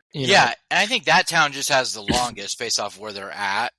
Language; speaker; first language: English; native; English